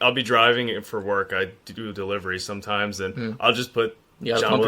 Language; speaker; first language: English; native; English